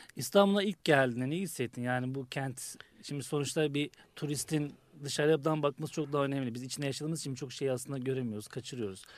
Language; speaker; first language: Turkish; native; Turkish